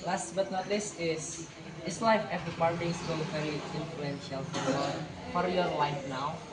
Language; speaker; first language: English; non-native, learner; Indonesian